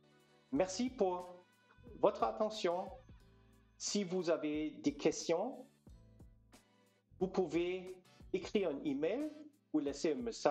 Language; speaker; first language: French; non-native, fluent; German